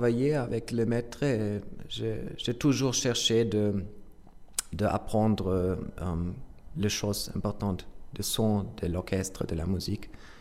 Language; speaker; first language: French; non-native, learner; German